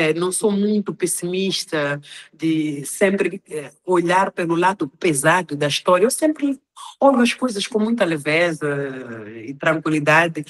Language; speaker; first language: Portuguese; non-native, local second language; Tsonga